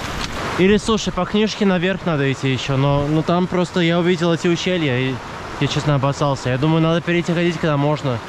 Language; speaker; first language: Russian; native; Russian